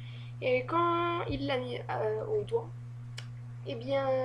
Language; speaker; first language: French; native; French